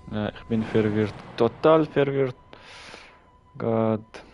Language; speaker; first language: German; non-native, learner; Russian